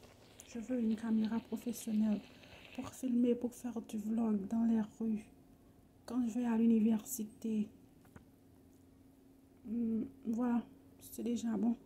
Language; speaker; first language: French; non-native, local second language; Haitian Creole